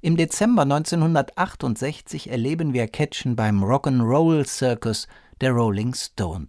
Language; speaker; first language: German; native; German